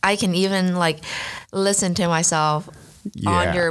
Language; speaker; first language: English; non-native, fluent; Chinese